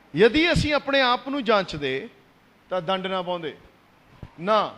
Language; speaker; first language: Hindi; non-native, local second language; Punjabi